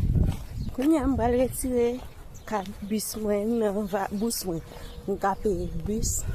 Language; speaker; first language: French; non-native, learner; Haitian Creole